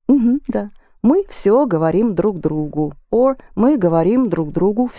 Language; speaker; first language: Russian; non-native, fluent; English